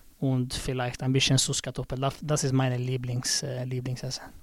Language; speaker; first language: German; non-native, learner; Swedish